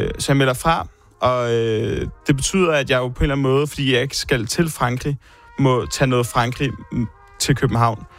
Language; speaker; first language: Danish; early bilingual, other home language; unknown